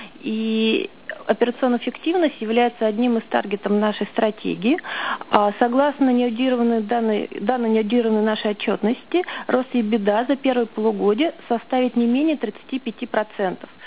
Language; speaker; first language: Russian; native; Russian